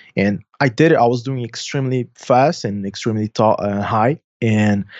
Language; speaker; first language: English; non-native, fluent; Portuguese